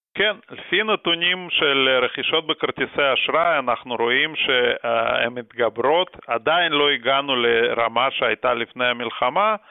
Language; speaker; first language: Hebrew; early bilingual, other home language; Russian